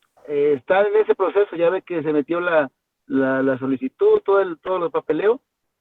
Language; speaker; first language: Spanish; native; Spanish